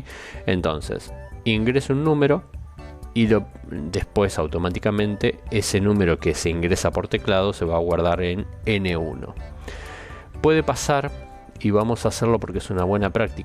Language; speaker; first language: Spanish; native; Spanish